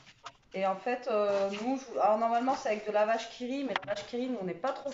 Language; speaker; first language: French; native; French